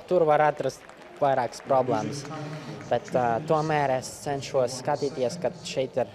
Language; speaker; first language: Latvian; non-native, local second language; Russian